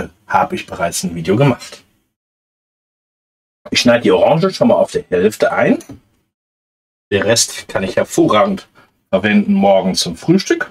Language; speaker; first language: German; native; German